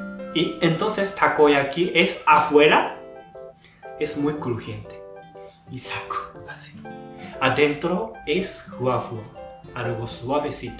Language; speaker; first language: Spanish; non-native, learner; Japanese